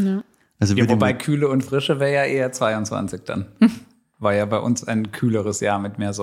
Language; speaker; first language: German; native; German